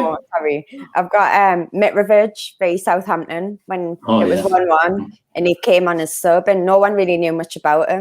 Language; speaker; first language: English; native; English